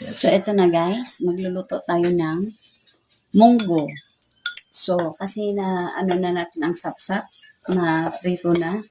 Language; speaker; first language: Filipino; non-native, local second language; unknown